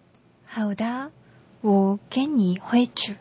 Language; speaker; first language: Chinese; non-native, learner; Japanese